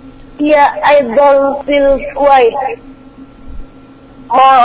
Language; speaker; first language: Arabic; non-native, learner; Indonesian